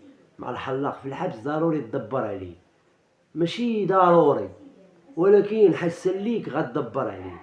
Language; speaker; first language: Arabic; native; Arabic